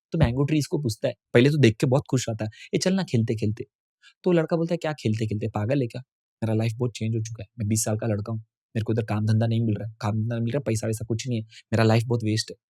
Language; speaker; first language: Hindi; non-native, local second language; Tamil